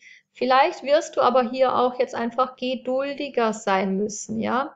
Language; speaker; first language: German; native; German